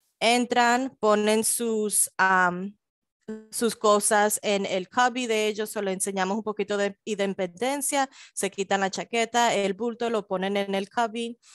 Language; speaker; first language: Spanish; early bilingual, heritage; Spanish